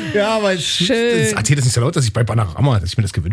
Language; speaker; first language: German; native; German